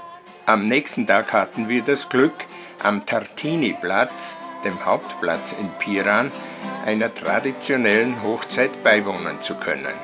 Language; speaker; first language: German; native; German